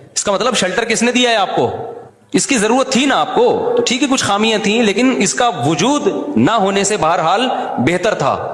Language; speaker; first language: Urdu; native; Urdu